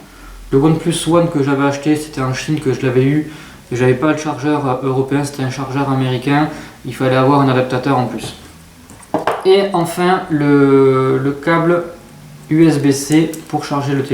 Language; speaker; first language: French; native; French